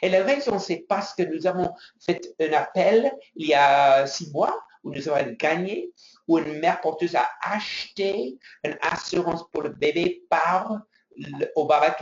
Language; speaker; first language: French; non-native, fluent; English